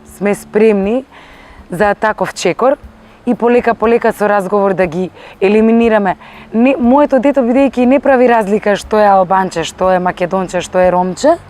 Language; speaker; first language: Macedonian; non-native, local second language; Albanian